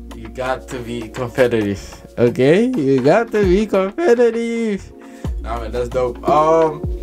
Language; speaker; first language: English; non-native, fluent; Dutch